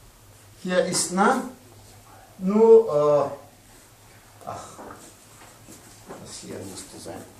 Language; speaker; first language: German; non-native, fluent; Pashto